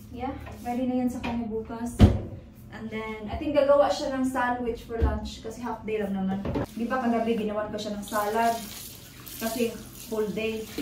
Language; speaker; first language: Filipino; non-native, local second language; Cebuano